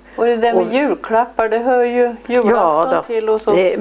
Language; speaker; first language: Swedish; native; Swedish